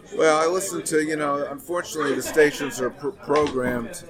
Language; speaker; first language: English; native; English